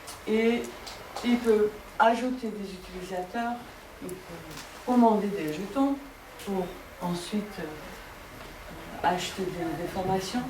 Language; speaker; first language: French; non-native, fluent; Dutch